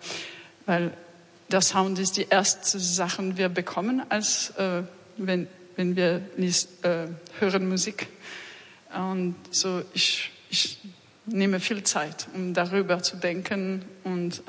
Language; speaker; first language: German; non-native, learner; French